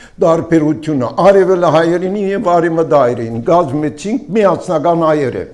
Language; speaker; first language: Armenian; early bilingual, heritage; Armenian